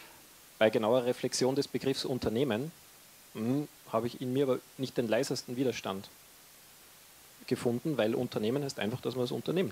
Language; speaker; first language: German; native; German